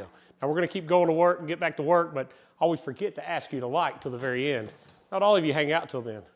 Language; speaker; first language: English; native; English